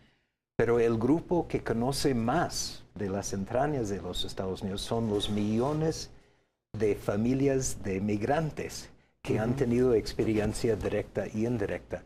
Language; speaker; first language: Spanish; non-native, fluent; English